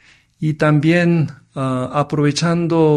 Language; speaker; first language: Spanish; non-native, fluent; Korean